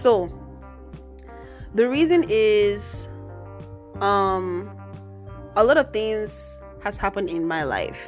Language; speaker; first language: English; non-native, local second language; Igbo